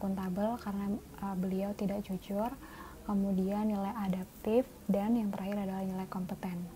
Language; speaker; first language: Indonesian; native; Indonesian